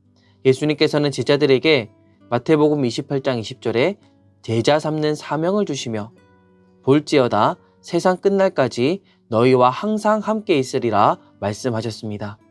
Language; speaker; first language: Korean; native; Korean